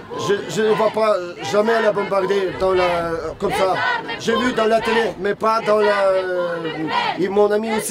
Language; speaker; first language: French; non-native, learner; Ukrainian